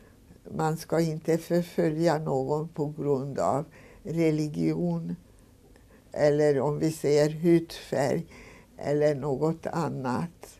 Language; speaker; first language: Swedish; non-native, fluent; Hungarian